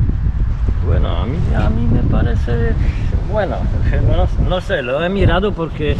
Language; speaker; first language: Spanish; non-native, fluent; Polish